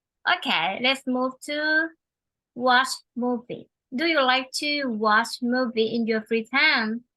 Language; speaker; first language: English; non-native, fluent; Thai